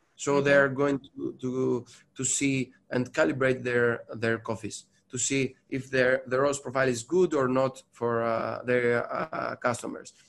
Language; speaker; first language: English; non-native, learner; Greek